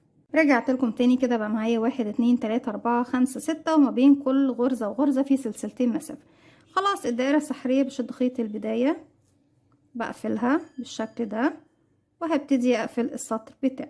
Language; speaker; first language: Arabic; native; Arabic